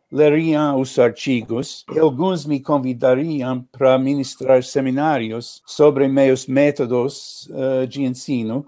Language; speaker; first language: Portuguese; non-native, learner; English